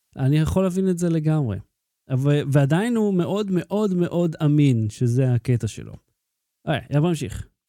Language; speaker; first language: Hebrew; native; Hebrew